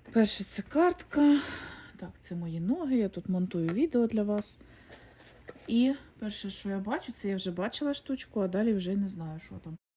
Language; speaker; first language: Ukrainian; non-native, local second language; Russian